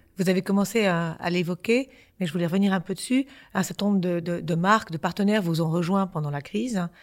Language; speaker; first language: French; native; French